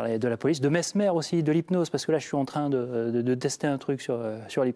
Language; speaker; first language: French; native; French